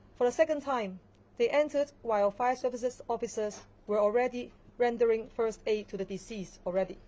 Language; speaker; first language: English; non-native, local second language; Chinese